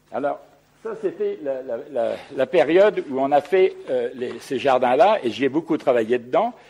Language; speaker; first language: French; native; French